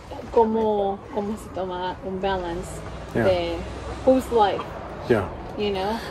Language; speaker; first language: Spanish; early bilingual, heritage; Spanish